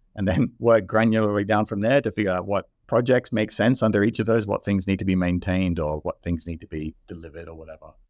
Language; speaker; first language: English; native; English